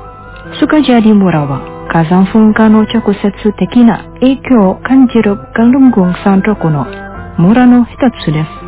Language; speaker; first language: Japanese; non-native, fluent; Indonesian